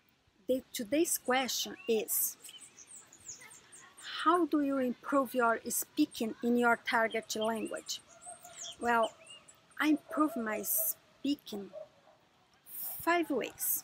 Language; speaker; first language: English; non-native, learner; Portuguese